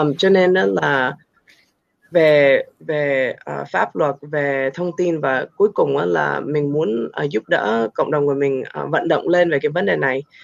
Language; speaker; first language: Vietnamese; early bilingual, heritage; Vietnamese